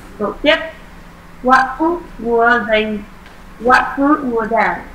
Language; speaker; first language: English; non-native, fluent; Vietnamese